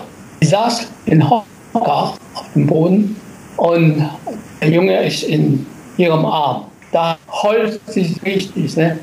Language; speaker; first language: German; non-native, learner; Japanese